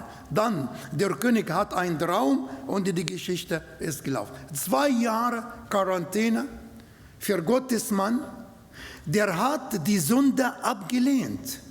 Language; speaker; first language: German; non-native, learner; Arabic